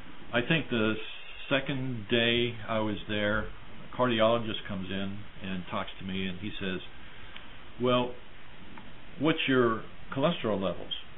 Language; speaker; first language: English; native; English